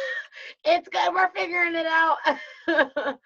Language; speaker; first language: English; native; English